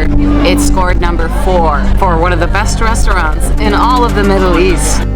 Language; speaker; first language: English; native; English